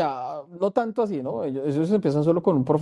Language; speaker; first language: Spanish; native; Spanish